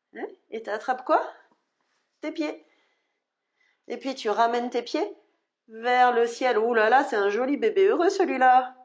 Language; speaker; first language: French; native; French